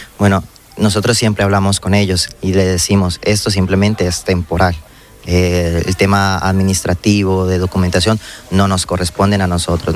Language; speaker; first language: Spanish; native; Spanish